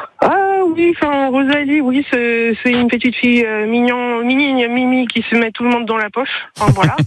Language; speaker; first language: French; non-native, fluent; Polish